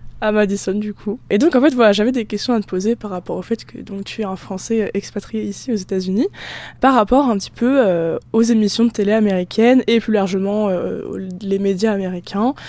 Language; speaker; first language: French; native; French